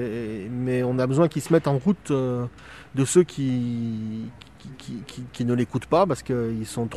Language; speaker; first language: French; native; French